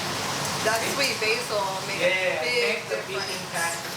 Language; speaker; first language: English; native; English